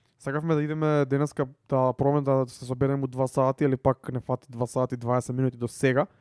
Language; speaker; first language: Macedonian; native; Macedonian